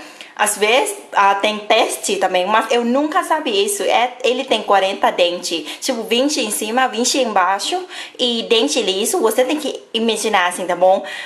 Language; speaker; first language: Portuguese; non-native, fluent; Thai